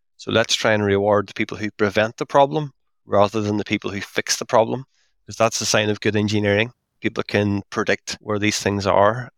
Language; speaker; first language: English; native; English